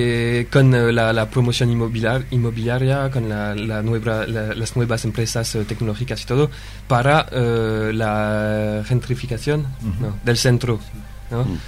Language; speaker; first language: Spanish; non-native, fluent; French